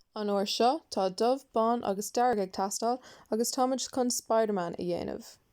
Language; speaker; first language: Irish; non-native, local second language; English